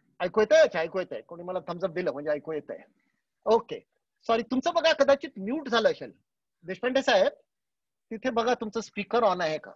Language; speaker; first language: Marathi; non-native, local second language; Gujarati